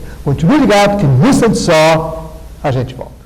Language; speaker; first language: Portuguese; native; Portuguese